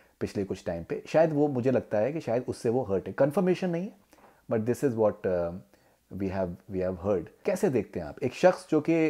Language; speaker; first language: Hindi; native; Hindi